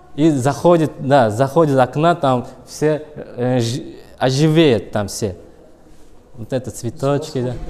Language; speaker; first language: Russian; non-native, learner; Uzbek